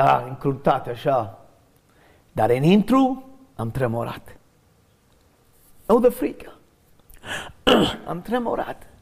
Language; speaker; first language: Romanian; non-native, learner; English